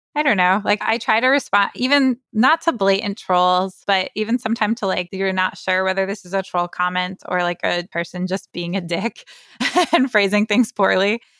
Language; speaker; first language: English; early bilingual, other home language; Polish